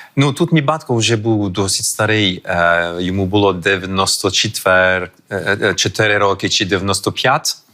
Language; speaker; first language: Ukrainian; early bilingual, heritage; French